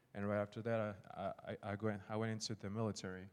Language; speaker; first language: English; non-native, fluent; Burmese